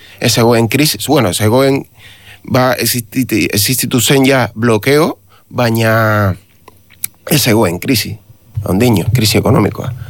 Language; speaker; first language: Basque; non-native, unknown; Spanish